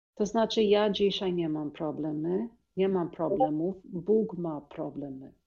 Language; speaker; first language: Polish; non-native, learner; English